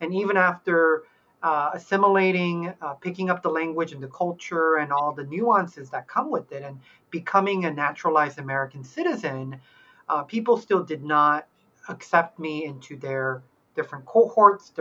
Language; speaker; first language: English; early bilingual, other home language; Korean